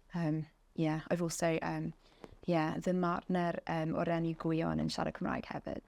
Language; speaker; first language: Welsh; non-native, learner; English